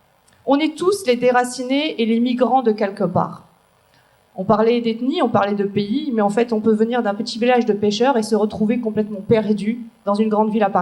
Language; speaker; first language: French; native; French